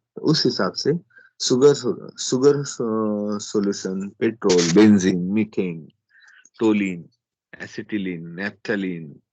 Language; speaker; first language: Hindi; non-native, local second language; Marathi